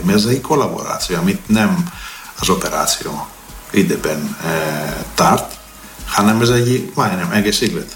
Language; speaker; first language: Hungarian; non-native, learner; Greek